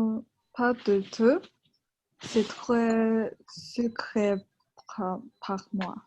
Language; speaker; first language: French; non-native, learner; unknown